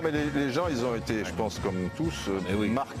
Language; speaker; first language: French; native; French